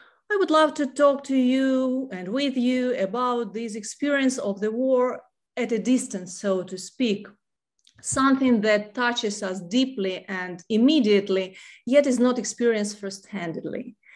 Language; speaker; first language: English; non-native, fluent; Ukrainian